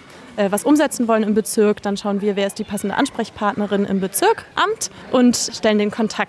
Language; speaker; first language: German; native; German